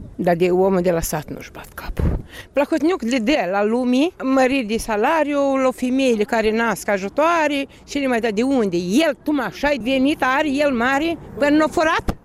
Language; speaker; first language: Romanian; native; Romanian